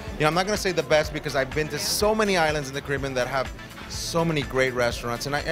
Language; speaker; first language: English; native; English